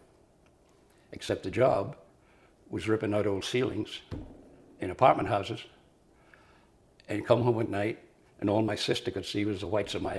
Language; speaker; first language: English; native; English